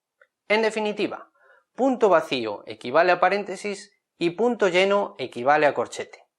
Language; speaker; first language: Spanish; native; Spanish